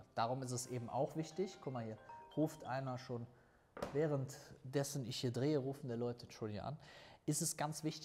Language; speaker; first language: German; native; German